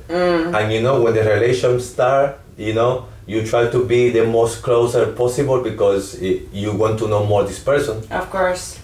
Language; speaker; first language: English; non-native, learner; Spanish